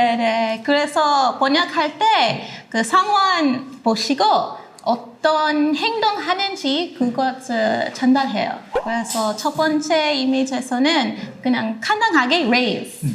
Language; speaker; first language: Korean; non-native, learner; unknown